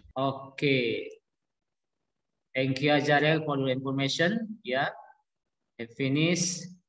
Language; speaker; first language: English; non-native, learner; Indonesian